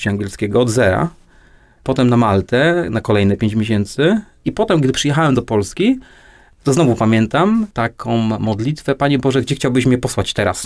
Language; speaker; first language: Polish; native; Polish